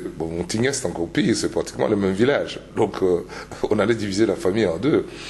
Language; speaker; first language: French; non-native, local second language; Luba-Lulua